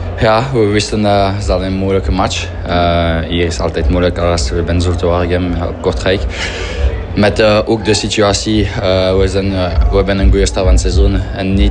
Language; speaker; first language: Dutch; non-native, fluent; French